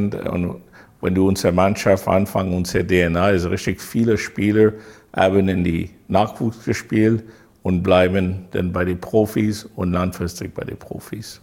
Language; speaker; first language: German; non-native, learner; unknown